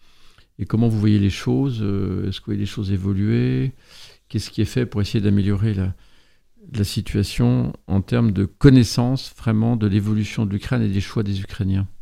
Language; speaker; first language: French; native; French